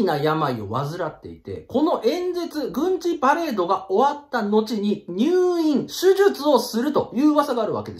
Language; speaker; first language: Japanese; native; Japanese